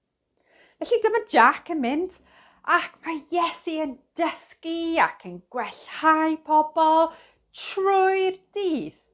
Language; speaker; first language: Welsh; non-native, fluent; English